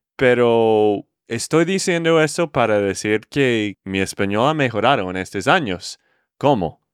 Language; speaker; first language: Spanish; non-native, learner; English